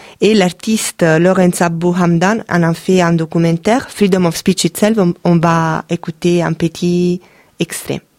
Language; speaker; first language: French; non-native, fluent; Italian